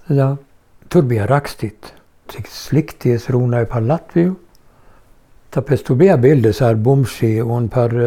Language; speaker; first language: Latvian; non-native, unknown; Swedish